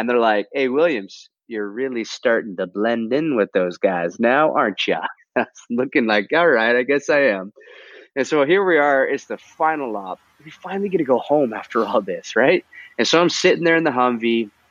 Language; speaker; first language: English; native; English